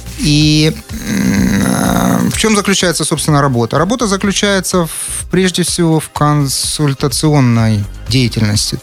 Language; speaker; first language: Russian; native; Russian